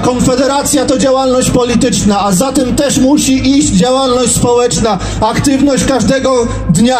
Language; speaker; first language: Polish; native; Polish